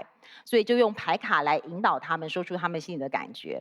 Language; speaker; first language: Chinese; native; Chinese